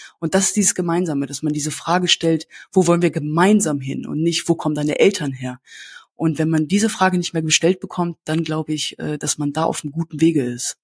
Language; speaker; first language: German; native; German